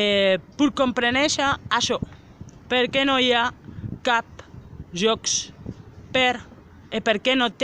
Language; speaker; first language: Catalan; non-native, local second language; Spanish